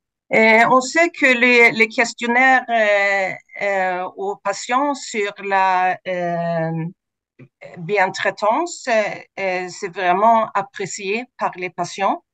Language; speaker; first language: French; non-native, fluent; Swedish